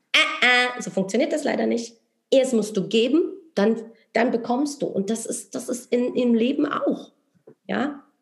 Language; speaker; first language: German; non-native, fluent; Polish